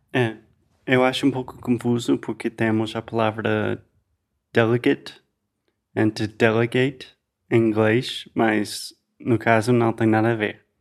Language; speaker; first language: Portuguese; non-native, fluent; English